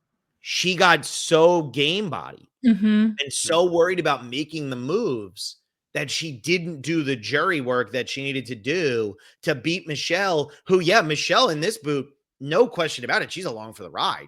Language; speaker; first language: English; native; English